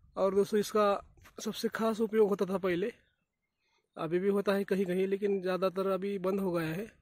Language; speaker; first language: Hindi; non-native, local second language; Marathi